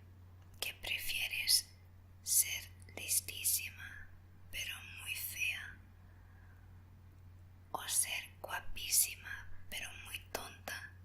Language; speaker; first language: Spanish; non-native, fluent; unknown